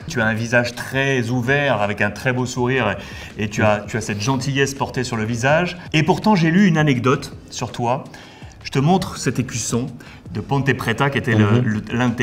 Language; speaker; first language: French; native; French